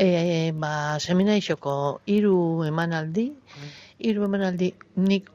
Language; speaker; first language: Basque; native; Basque